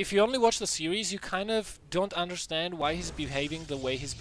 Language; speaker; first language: English; non-native, fluent; Dutch